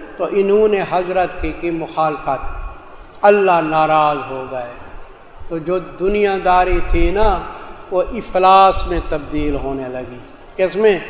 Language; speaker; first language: Urdu; non-native, local second language; Saraiki